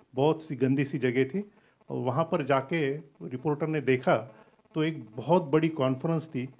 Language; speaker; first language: Hindi; non-native, local second language; Marathi